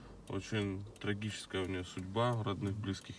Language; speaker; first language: Russian; native; Russian